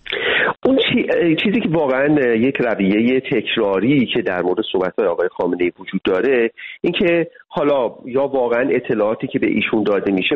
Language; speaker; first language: Persian; native; Persian